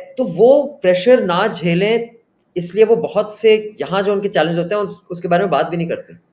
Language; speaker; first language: Hindi; native; Hindi